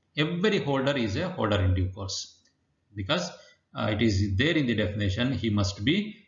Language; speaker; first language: English; non-native, local second language; Kannada